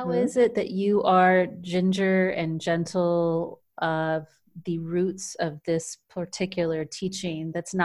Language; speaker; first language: English; native; English